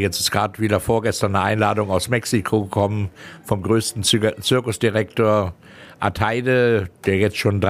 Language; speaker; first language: German; native; German